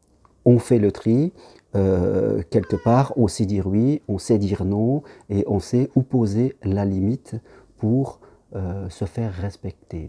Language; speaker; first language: French; native; French